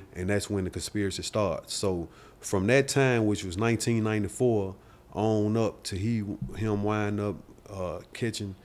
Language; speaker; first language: English; native; English